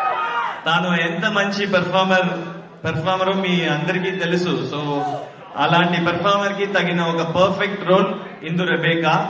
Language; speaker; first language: Telugu; non-native, learner; Tamil